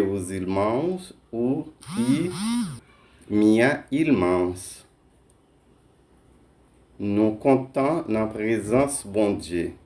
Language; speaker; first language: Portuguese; non-native, fluent; Haitian Creole